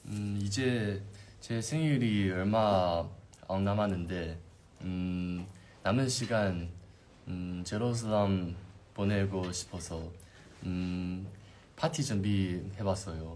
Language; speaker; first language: Korean; non-native, learner; Chinese